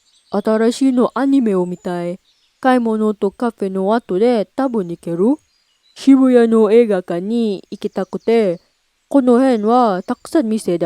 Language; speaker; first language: Japanese; non-native, learner; English